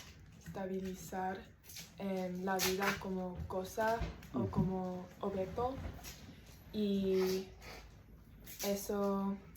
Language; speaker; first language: Spanish; non-native, learner; English